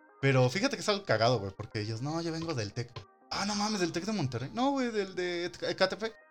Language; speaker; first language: Spanish; native; Spanish